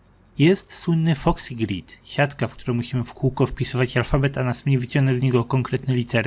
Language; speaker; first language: Polish; native; Polish